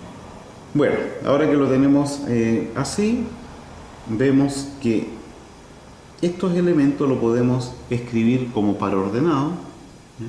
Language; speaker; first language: Spanish; native; Spanish